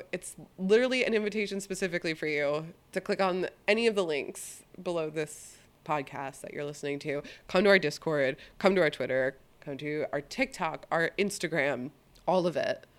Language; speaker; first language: English; early bilingual, other home language; Italian